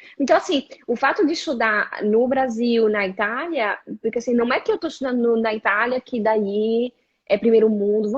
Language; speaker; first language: Portuguese; native; Portuguese